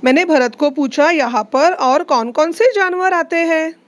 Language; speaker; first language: Hindi; non-native, local second language; Marathi